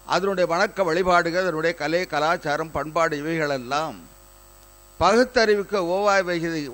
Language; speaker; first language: Tamil; native; Tamil